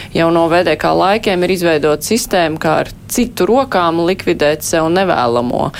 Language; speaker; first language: Latvian; native; Latvian